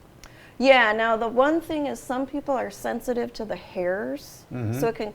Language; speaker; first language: English; native; English